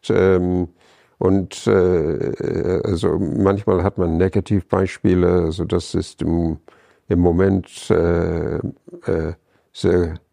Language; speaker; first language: German; non-native, fluent; English